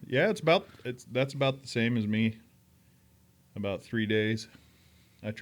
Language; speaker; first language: English; native; English